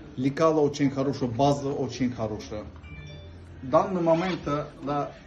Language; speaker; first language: Russian; non-native, learner; Turkish